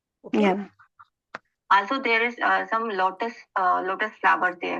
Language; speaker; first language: English; non-native, learner; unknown